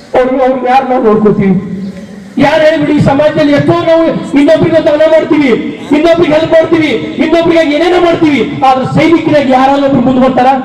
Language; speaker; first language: Kannada; native; Kannada